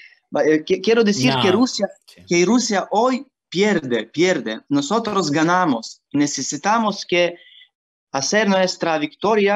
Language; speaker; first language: Spanish; non-native, learner; Ukrainian